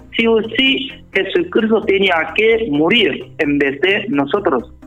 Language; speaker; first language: Spanish; non-native, learner; Korean